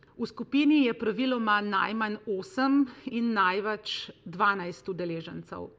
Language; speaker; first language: Slovenian; native; Slovenian